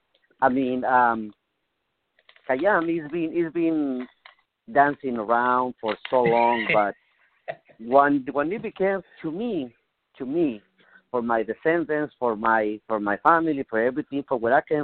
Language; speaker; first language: English; non-native, learner; Spanish